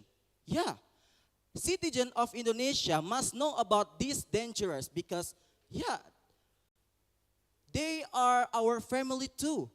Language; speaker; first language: English; non-native, learner; Indonesian